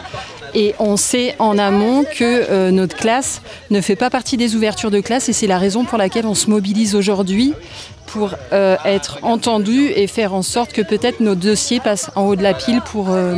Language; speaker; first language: French; native; French